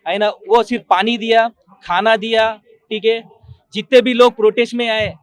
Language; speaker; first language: Hindi; non-native, local second language; Telugu